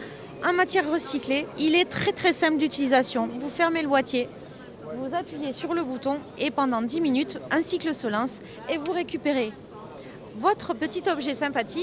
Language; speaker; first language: French; native; French